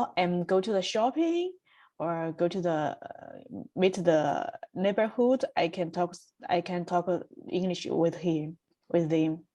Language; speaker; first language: English; non-native, learner; Chinese